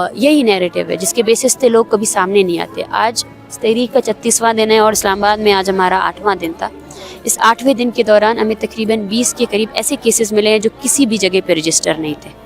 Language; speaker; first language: Urdu; non-native, local second language; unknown